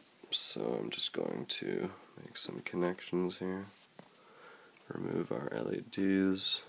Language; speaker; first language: English; native; English